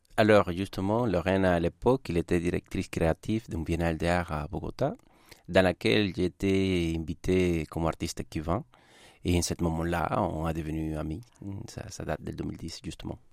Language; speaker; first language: French; non-native, fluent; Spanish